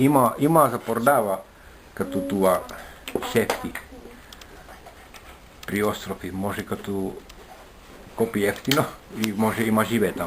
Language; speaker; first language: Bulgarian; non-native, learner; Finnish